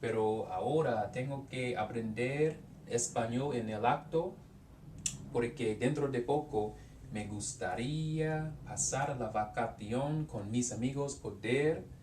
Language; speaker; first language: Spanish; non-native, learner; English